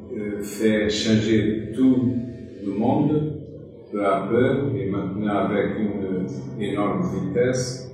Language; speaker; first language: French; non-native, fluent; Portuguese